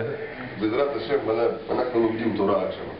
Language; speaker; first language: Hebrew; non-native, fluent; Russian